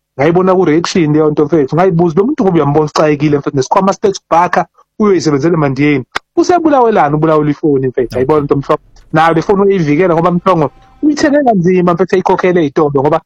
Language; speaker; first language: Zulu; native; Zulu